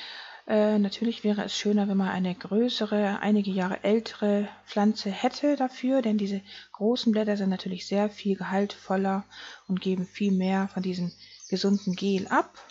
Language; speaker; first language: German; native; German